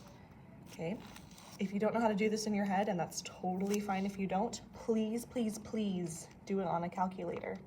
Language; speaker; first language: English; native; English